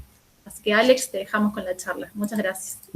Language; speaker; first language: Spanish; native; Spanish